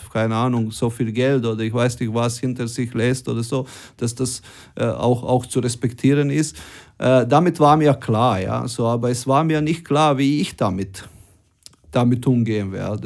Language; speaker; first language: German; non-native, fluent; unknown